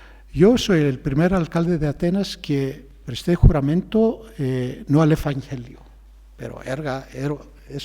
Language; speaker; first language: Spanish; non-native, fluent; Greek